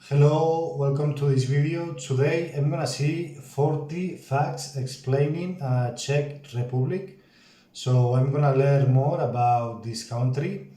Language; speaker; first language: English; non-native, learner; Spanish